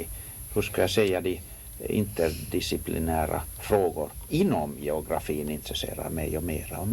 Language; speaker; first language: Swedish; non-native, local second language; Finnish